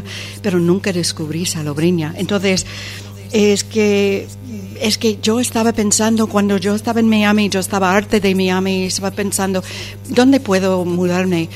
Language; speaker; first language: Spanish; non-native, fluent; English